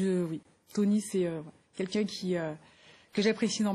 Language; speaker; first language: French; native; French